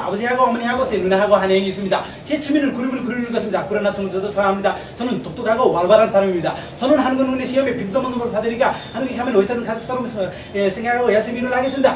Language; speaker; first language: Korean; non-native, learner; Nepali